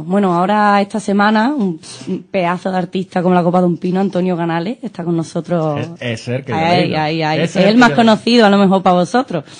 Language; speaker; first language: Spanish; native; Spanish